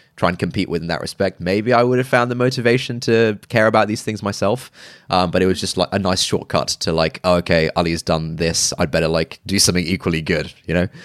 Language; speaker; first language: English; early bilingual, other home language; Urdu